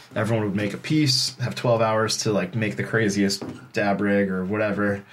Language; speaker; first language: English; native; English